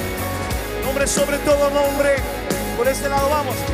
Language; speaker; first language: Spanish; native; Spanish